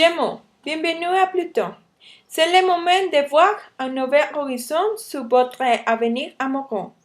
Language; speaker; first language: French; non-native, learner; Spanish